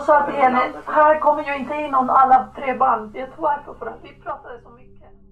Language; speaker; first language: Swedish; non-native, learner; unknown